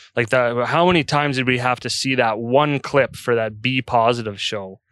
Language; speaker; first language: English; native; English